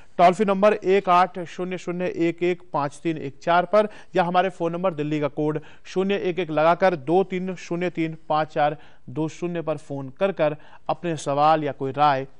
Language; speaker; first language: Hindi; native; Hindi